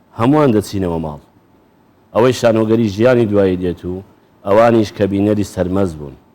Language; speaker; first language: Central Kurdish; native; Central Kurdish